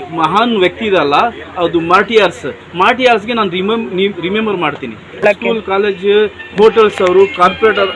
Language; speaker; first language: Kannada; non-native, local second language; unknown